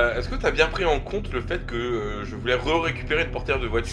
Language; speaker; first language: French; native; French